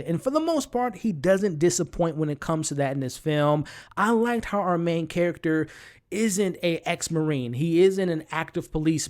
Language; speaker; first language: English; native; English